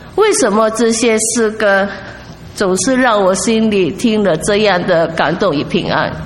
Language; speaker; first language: Chinese; non-native, local second language; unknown